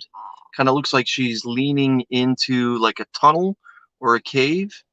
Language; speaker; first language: English; native; English